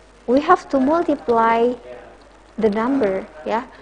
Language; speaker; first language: English; non-native, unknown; Indonesian